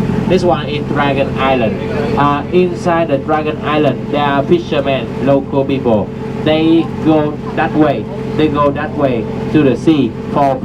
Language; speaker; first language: English; non-native, learner; Vietnamese